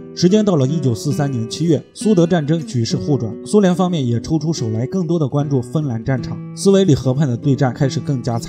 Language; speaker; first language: Chinese; native; Chinese